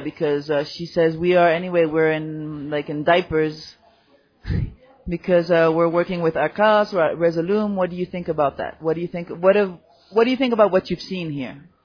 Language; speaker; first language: English; non-native, fluent; Spanish